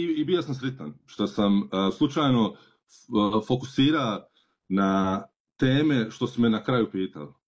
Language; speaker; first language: Serbian; early bilingual, heritage; Croatian